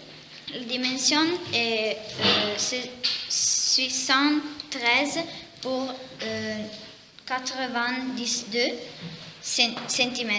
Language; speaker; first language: French; non-native, learner; Italian